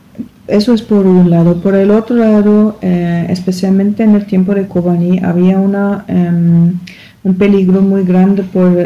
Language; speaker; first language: Spanish; non-native, learner; German